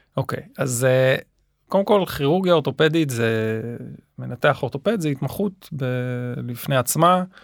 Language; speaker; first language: Hebrew; native; Hebrew